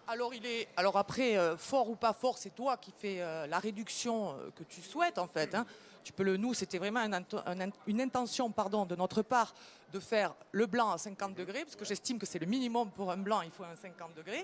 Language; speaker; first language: French; native; French